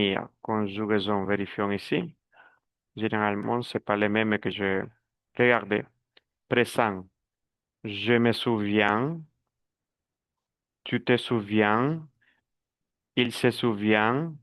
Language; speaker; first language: French; non-native, fluent; Spanish